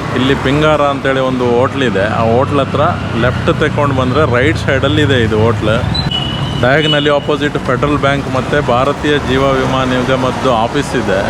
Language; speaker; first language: Kannada; non-native, local second language; Konkani